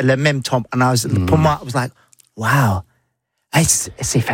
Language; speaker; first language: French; non-native, learner; English